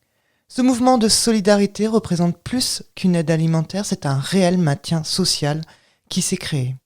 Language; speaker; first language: French; native; French